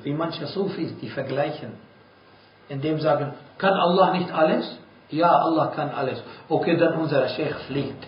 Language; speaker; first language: German; non-native, fluent; Arabic